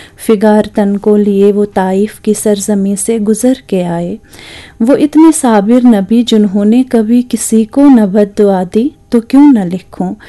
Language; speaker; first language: Hindi; non-native, local second language; Kashmiri